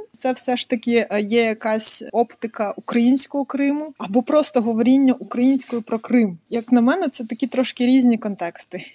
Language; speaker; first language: Ukrainian; non-native, local second language; Russian